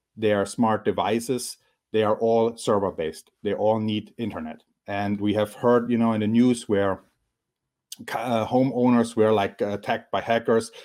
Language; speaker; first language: English; non-native, fluent; German